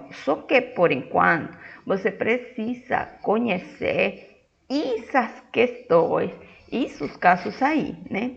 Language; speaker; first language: Portuguese; non-native, fluent; Spanish